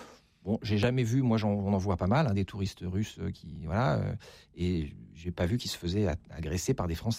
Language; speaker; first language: French; native; French